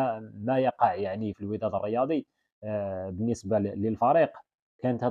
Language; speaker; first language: Arabic; native; Arabic